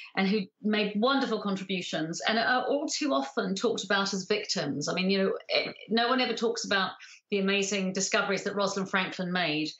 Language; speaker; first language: English; native; English